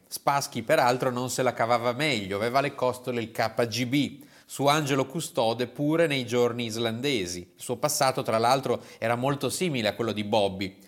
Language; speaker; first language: Italian; native; Italian